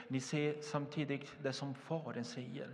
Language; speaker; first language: Swedish; non-native, fluent; Portuguese